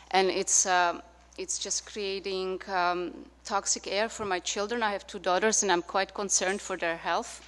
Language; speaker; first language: English; non-native, fluent; Czech